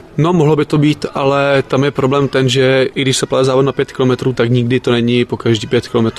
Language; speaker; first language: Czech; native; Czech